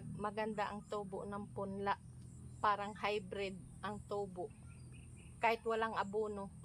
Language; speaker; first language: Filipino; non-native, local second language; Cebuano